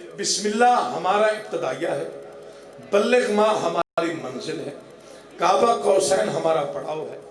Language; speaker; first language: Urdu; non-native, local second language; Saraiki